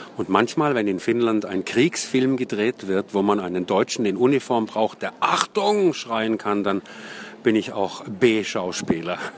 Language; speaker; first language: German; native; German